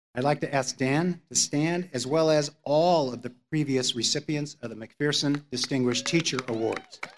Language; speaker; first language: English; native; English